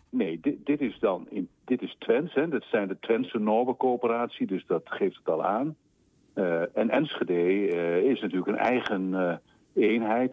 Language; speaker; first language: Dutch; native; Dutch